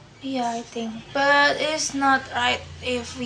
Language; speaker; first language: English; non-native, learner; Indonesian